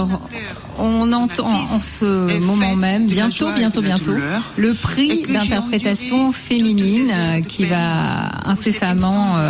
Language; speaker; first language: French; native; French